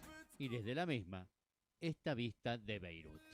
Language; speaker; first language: Spanish; native; Spanish